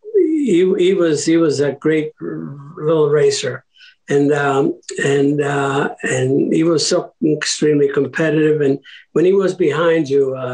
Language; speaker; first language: English; early bilingual, other home language; Italian